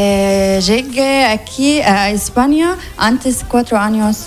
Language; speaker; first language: Spanish; non-native, learner; Arabic